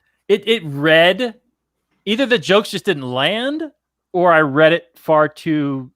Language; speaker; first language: English; native; English